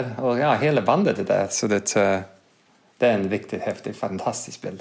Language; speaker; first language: Swedish; non-native, fluent; English